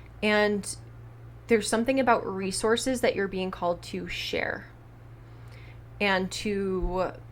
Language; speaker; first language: English; native; English